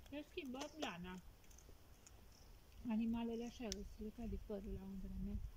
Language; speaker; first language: Romanian; early bilingual, heritage; Romanian